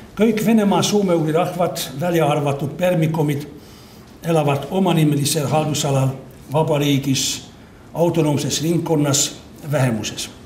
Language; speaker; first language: Estonian; non-native, fluent; Hungarian